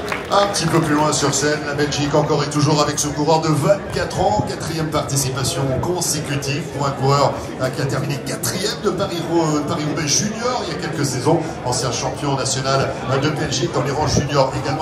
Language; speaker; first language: French; native; French